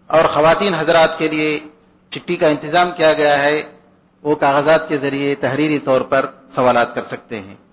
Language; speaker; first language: Urdu; native; Urdu